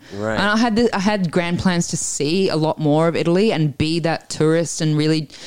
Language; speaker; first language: English; early bilingual, other home language; Italian